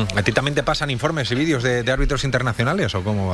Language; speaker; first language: Spanish; native; Spanish